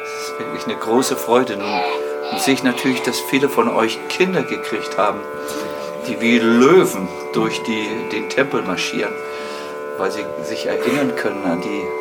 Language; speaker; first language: German; native; German